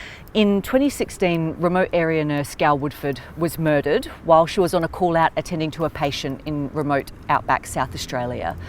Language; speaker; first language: English; native; English